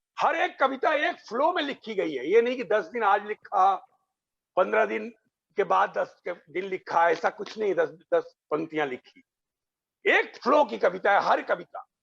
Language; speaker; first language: Hindi; non-native, local second language; Bhojpuri